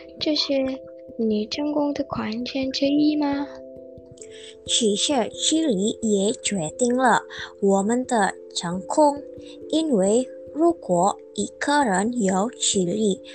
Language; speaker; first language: Chinese; non-native, learner; Indonesian